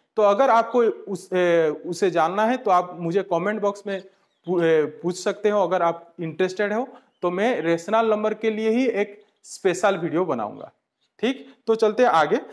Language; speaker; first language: Hindi; non-native, local second language; Bangla